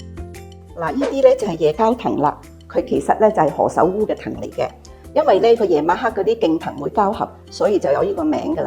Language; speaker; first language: Cantonese; native; Cantonese